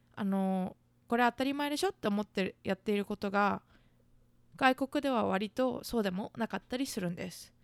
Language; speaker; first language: Japanese; native; Japanese